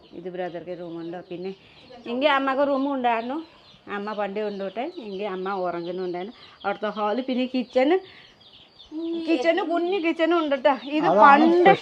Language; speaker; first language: Malayalam; non-native, learner; Nepali